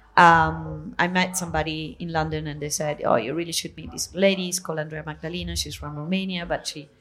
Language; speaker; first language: English; non-native, fluent; Italian